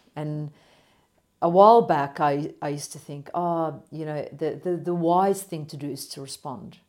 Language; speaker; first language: English; native; English